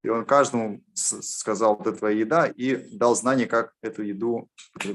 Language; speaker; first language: Russian; native; Russian